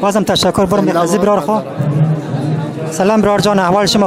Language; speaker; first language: Persian; native; Persian